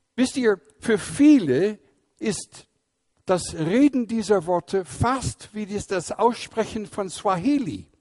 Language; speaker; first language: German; non-native, fluent; English